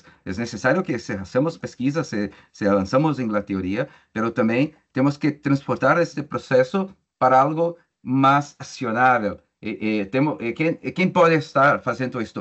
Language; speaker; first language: Spanish; non-native, learner; Portuguese